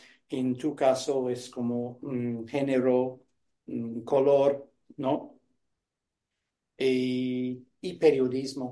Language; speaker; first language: Spanish; non-native, fluent; English